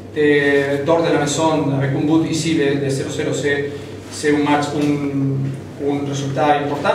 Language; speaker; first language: French; non-native, fluent; Spanish